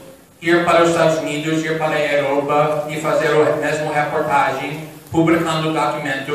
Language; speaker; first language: Portuguese; non-native, fluent; English